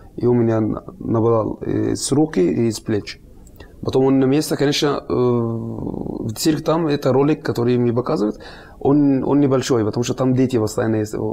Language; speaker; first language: Russian; non-native, learner; Arabic